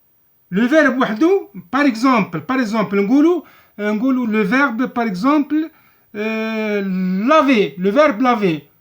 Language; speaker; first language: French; non-native, local second language; Arabic